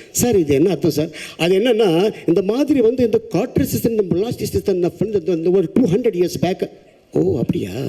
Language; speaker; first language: Tamil; non-native, local second language; Telugu